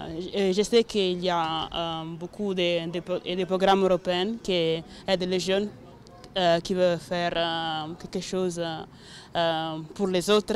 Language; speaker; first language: French; non-native, fluent; Italian